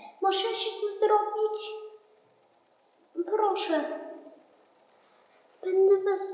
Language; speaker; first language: Polish; early bilingual, heritage; Polish